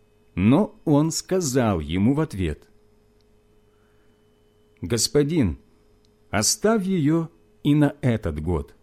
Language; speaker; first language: Russian; native; Russian